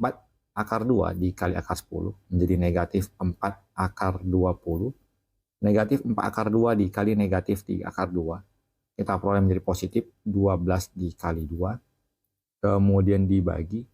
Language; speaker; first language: Indonesian; native; Indonesian